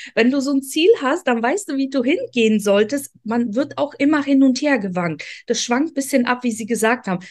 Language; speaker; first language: German; non-native, fluent; Polish